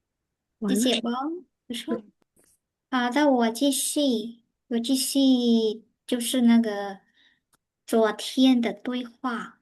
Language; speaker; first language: Chinese; non-native, fluent; Khmer